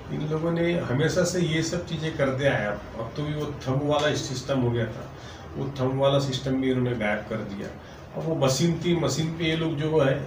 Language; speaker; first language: Hindi; native; Hindi